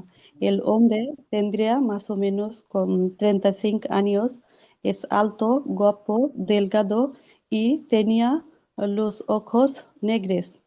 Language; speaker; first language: Spanish; non-native, learner; Urdu